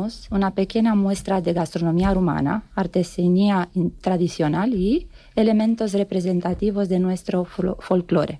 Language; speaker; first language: Spanish; non-native, fluent; Romanian